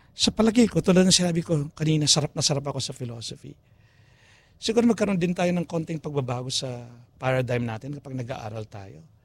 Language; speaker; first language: Filipino; non-native, local second language; Pampanga